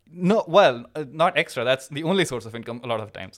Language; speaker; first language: English; non-native, local second language; Hindi